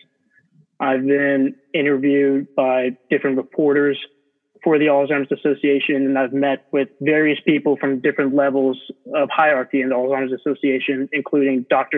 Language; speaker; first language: English; native; English